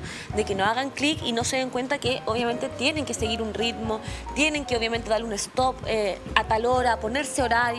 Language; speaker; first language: Spanish; native; Spanish